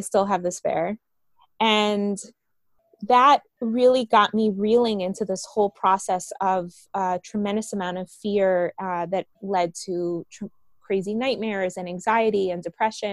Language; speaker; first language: English; early bilingual, other home language; Spanish